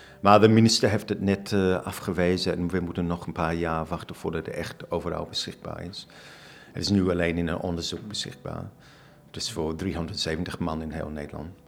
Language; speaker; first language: Dutch; non-native, fluent; English